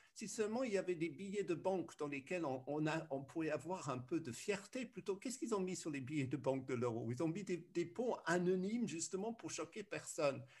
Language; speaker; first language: French; early bilingual, other home language; English